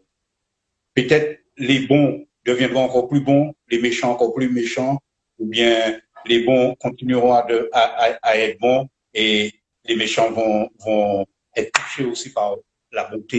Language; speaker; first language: French; native; French